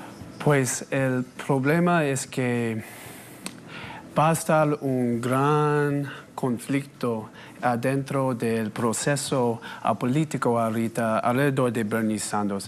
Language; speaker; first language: Spanish; non-native, fluent; English